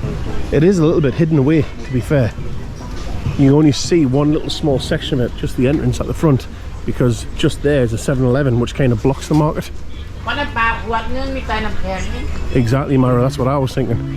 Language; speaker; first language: English; native; English